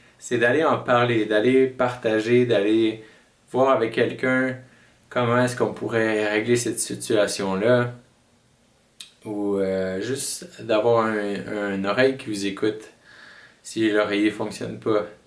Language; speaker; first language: French; native; French